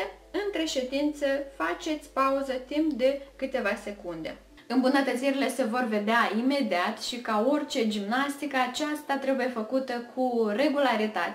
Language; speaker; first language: Romanian; native; Romanian